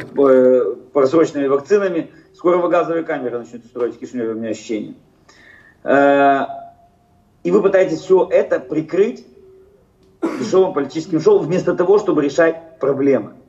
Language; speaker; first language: Russian; native; Russian